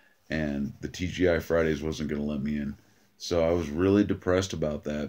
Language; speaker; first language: English; native; English